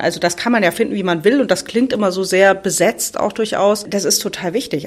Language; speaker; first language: German; native; German